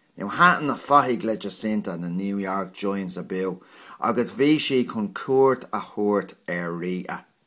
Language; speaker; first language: Irish; non-native, local second language; English